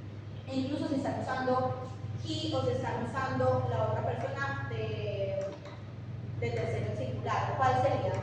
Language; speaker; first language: Spanish; non-native, fluent; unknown